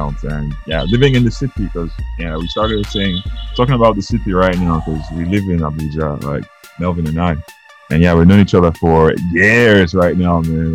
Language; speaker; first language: English; non-native, local second language; Yoruba